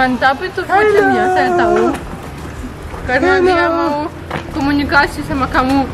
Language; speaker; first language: Indonesian; non-native, learner; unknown